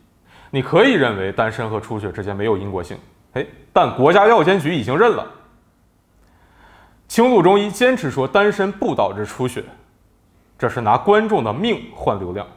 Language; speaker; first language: Chinese; native; Chinese